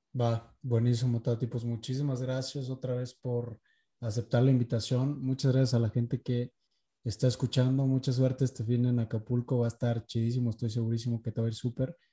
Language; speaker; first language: Spanish; native; Spanish